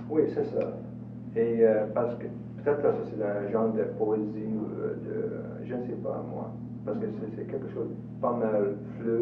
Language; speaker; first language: French; non-native, local second language; English